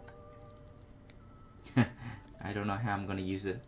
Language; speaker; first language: English; non-native, fluent; Vietnamese